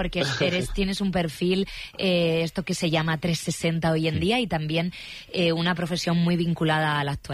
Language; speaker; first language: Spanish; native; Spanish